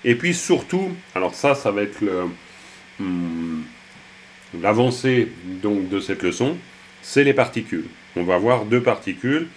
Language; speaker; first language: French; native; French